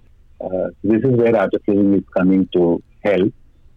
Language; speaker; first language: English; non-native, local second language; Malayalam